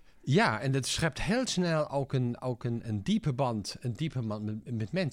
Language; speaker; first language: Dutch; non-native, fluent; German